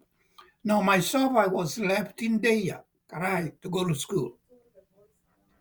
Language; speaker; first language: English; non-native, local second language; Kikuyu